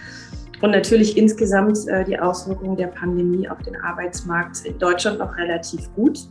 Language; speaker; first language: German; native; German